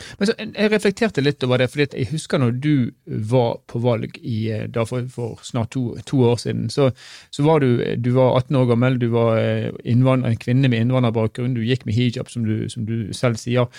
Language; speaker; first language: Norwegian; native; Norwegian